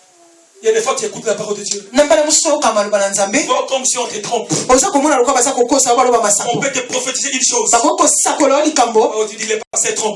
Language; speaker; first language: French; non-native, local second language; Lingala